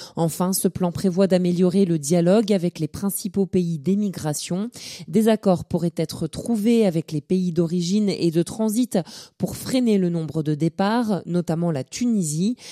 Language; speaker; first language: French; native; French